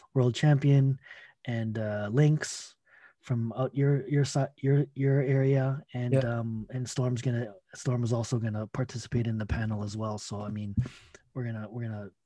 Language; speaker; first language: English; native; English